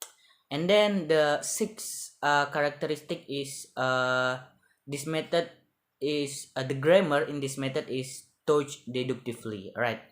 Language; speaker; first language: English; non-native, learner; Indonesian